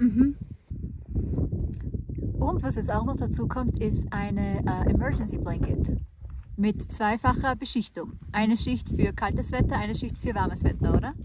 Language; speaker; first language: German; native; German